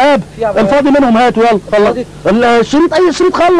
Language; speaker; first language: Arabic; native; Arabic